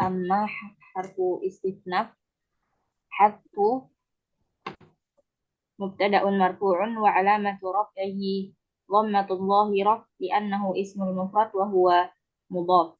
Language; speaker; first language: Arabic; non-native, learner; Indonesian